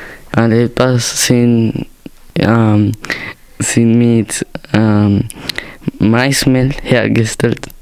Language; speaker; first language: German; non-native, learner; Spanish